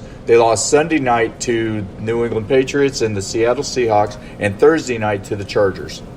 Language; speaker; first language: English; native; English